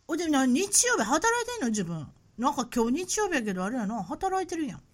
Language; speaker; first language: Japanese; native; Japanese